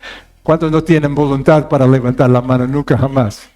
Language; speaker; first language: Spanish; non-native, fluent; English